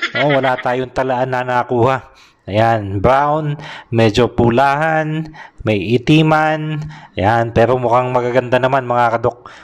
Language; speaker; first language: Filipino; native; Filipino